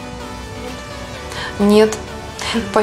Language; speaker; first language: Russian; native; Russian